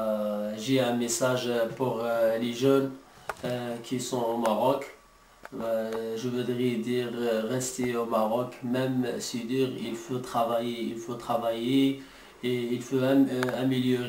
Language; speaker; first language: French; non-native, learner; Arabic